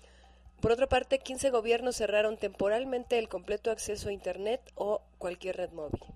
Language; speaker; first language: Spanish; native; Spanish